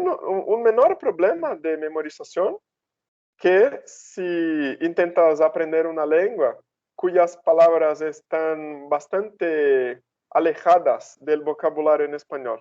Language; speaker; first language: Spanish; non-native, fluent; Portuguese